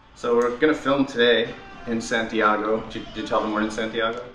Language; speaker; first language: English; native; English